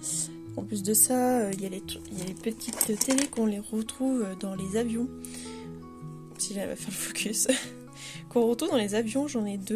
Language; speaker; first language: French; native; French